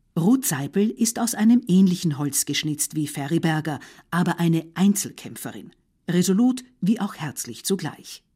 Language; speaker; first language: German; native; German